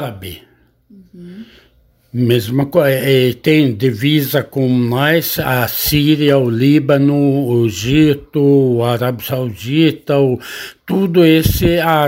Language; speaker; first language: Portuguese; non-native, learner; Arabic